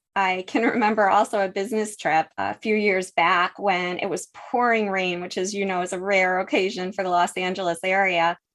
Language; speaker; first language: English; native; English